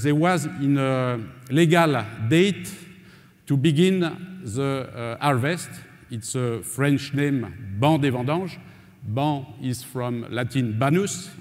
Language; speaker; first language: English; non-native, learner; French